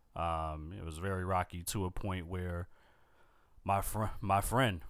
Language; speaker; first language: English; native; English